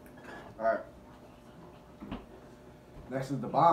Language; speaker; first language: English; native; English